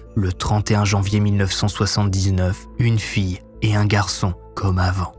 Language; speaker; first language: French; native; French